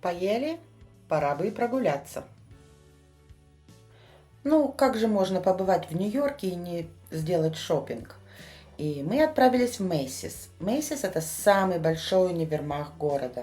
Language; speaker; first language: Russian; native; Russian